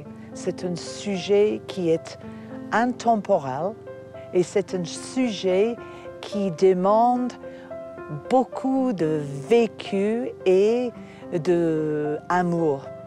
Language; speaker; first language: French; non-native, fluent; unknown